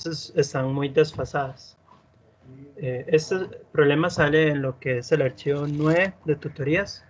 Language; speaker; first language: Spanish; native; Spanish